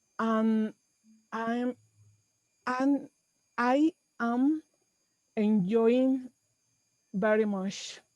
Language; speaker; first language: English; non-native, learner; Spanish